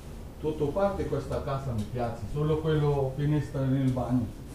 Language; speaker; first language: Italian; non-native, learner; Filipino